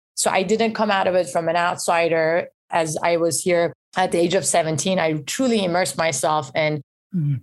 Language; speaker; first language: English; early bilingual, other home language; Persian